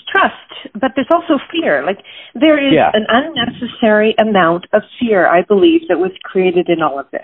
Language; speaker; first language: English; native; English